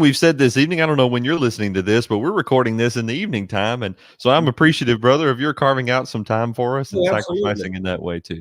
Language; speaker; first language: English; native; English